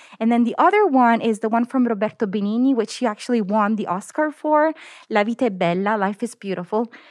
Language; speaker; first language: English; non-native, fluent; Italian